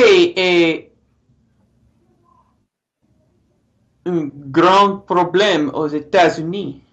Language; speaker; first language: French; non-native, learner; English